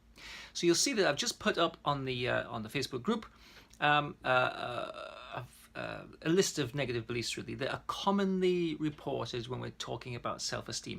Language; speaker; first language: English; native; English